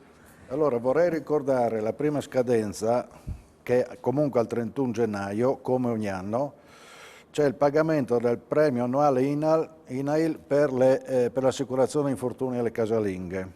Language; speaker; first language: Italian; native; Italian